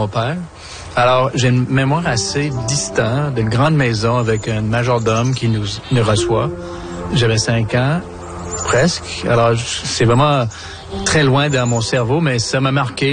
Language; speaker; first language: French; native; French